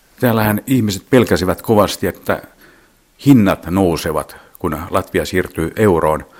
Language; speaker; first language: Finnish; native; Finnish